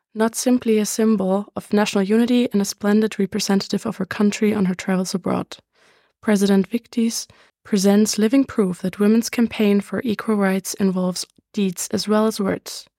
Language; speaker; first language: English; non-native, fluent; German